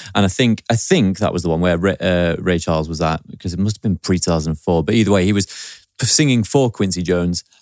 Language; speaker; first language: English; native; English